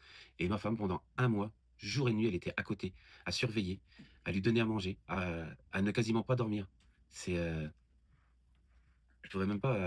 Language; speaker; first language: French; native; French